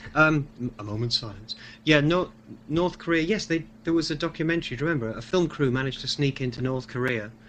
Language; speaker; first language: English; native; English